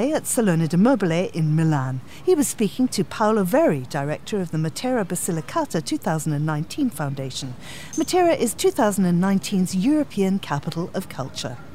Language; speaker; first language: English; native; English